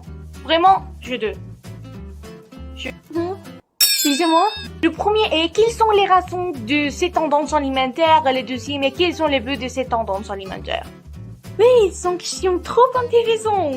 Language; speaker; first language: French; non-native, learner; Spanish